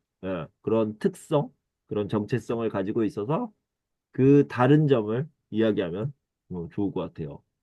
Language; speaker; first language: Korean; native; Korean